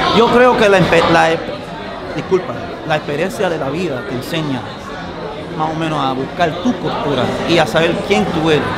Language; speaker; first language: Spanish; early bilingual, heritage; Spanish